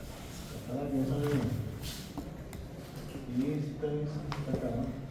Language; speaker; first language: Spanish; native; Spanish